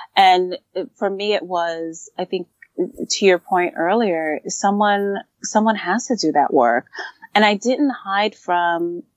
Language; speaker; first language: English; native; English